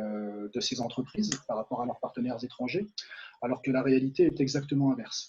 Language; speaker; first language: French; native; French